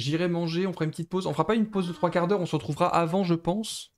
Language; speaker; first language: French; native; French